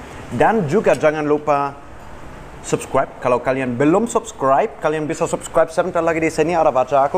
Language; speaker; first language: Indonesian; non-native, fluent; German